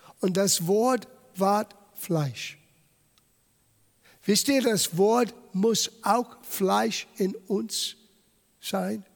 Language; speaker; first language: German; non-native, fluent; English